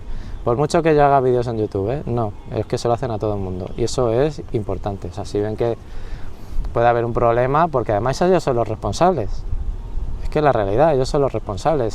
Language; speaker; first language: Spanish; native; Spanish